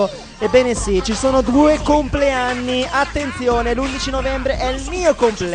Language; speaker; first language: Italian; native; Italian